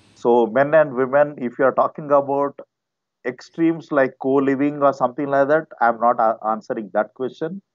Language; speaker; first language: English; non-native, local second language; Telugu